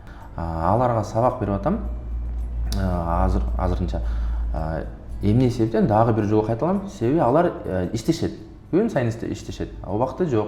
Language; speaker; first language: Kyrgyz; non-native, local second language; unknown